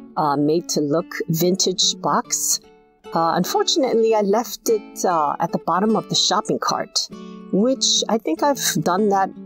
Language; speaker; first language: English; native; English